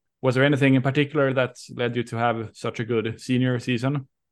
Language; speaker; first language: English; non-native, fluent; Swedish